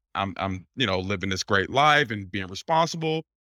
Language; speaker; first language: English; native; English